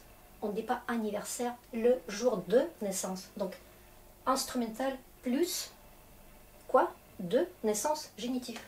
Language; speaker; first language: French; non-native, fluent; Russian